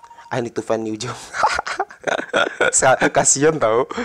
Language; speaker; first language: English; non-native, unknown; Indonesian